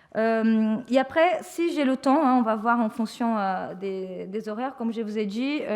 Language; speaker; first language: French; non-native, fluent; Portuguese